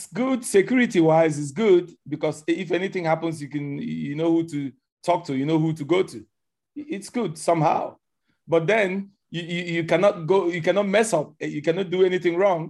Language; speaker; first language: English; non-native, local second language; Igbo